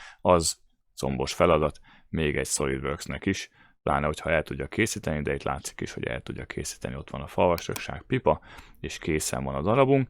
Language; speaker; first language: Hungarian; native; Hungarian